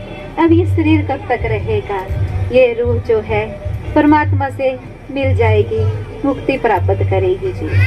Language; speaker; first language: Hindi; native; Hindi